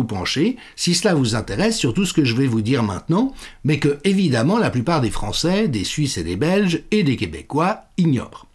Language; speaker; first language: French; native; French